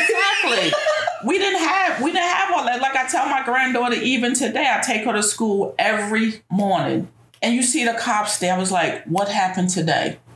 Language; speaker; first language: English; native; English